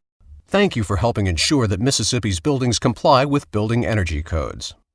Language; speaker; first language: English; native; English